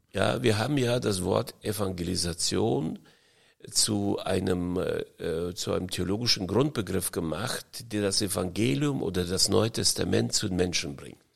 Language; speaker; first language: German; early bilingual, heritage; German